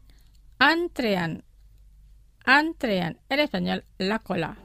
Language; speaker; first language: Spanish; non-native, fluent; Indonesian